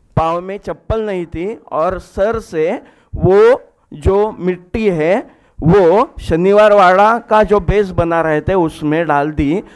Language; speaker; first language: Hindi; non-native, local second language; Marathi